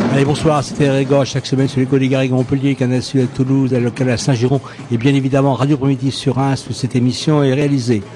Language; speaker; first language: French; native; French